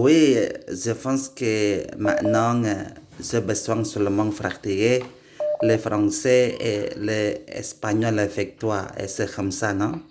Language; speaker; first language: French; non-native, learner; Indonesian